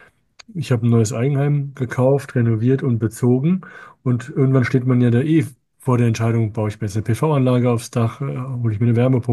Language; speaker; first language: German; native; German